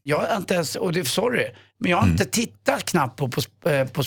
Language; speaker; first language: Swedish; native; Swedish